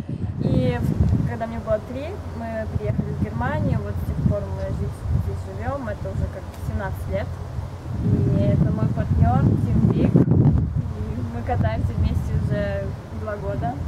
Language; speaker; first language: Russian; early bilingual, other home language; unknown